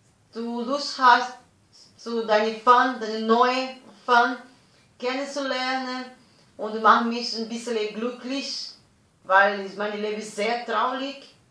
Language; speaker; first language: German; non-native, learner; Portuguese